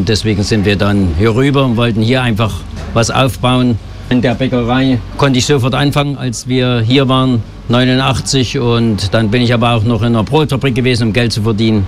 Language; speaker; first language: German; native; German